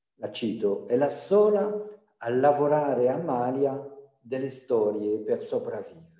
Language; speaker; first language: Italian; non-native, fluent; French